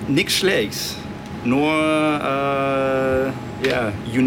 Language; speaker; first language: German; non-native, fluent; English